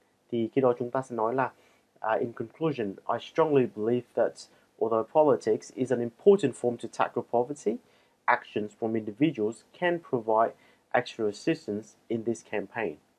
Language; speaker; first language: English; non-native, fluent; Vietnamese